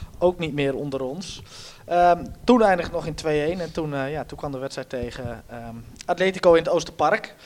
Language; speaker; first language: Dutch; native; Dutch